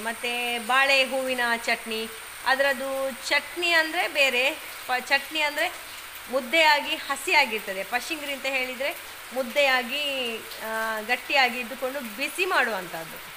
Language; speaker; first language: Kannada; non-native, local second language; Tulu